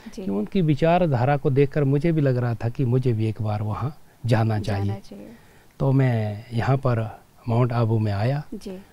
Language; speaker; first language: Hindi; native; Hindi